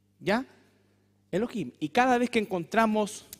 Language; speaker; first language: Spanish; native; Spanish